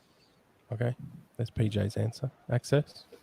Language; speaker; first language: English; native; English